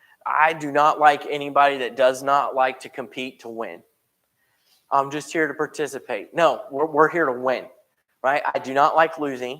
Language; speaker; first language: English; native; English